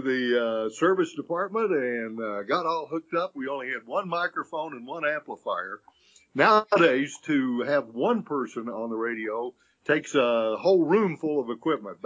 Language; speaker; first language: English; native; English